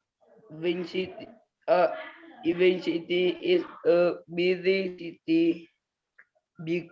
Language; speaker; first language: English; non-native, learner; Vietnamese